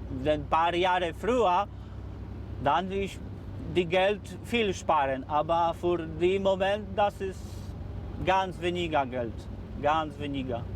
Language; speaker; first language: German; non-native, learner; Polish